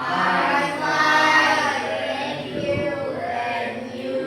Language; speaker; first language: English; non-native, learner; Indonesian